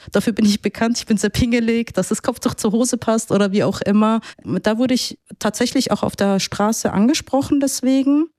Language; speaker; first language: German; early bilingual, other home language; Arabic